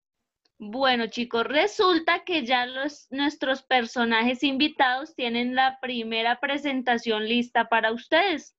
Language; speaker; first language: Spanish; native; Spanish